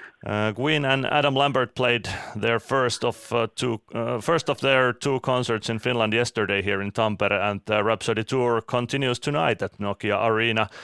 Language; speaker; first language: English; non-native, fluent; Finnish